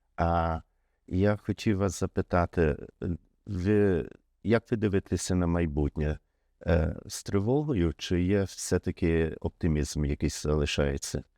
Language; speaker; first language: Ukrainian; early bilingual, heritage; Ukrainian